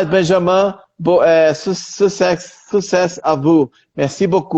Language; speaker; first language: French; non-native, learner; Portuguese